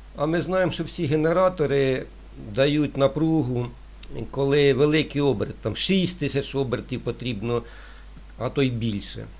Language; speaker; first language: Ukrainian; non-native, local second language; Russian